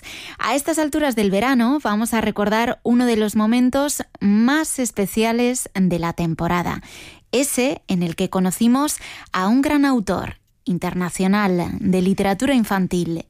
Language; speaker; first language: Spanish; native; Spanish